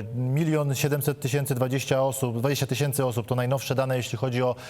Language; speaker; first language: Polish; native; Polish